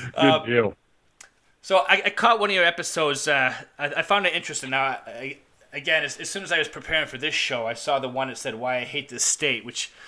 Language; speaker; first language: English; native; English